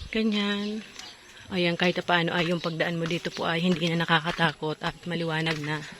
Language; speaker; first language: Filipino; non-native, local second language; Bikol